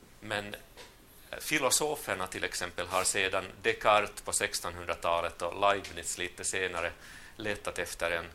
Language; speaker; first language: Swedish; non-native, local second language; Finnish